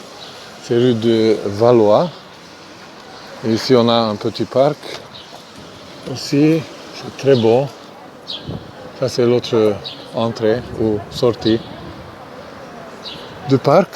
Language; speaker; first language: French; non-native, fluent; Hungarian